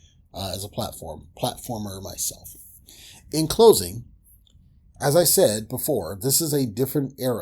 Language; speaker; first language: English; native; English